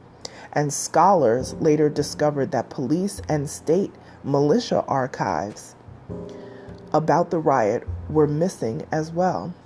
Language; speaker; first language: English; native; English